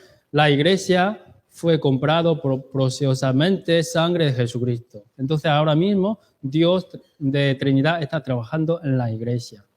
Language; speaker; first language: Spanish; non-native, learner; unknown